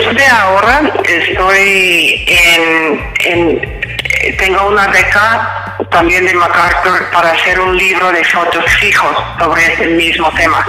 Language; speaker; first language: Spanish; non-native, fluent; English